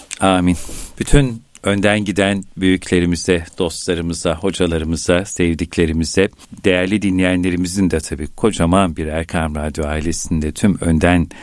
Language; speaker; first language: Turkish; native; Turkish